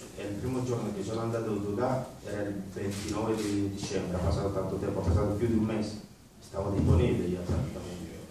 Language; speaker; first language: Italian; non-native, fluent; Spanish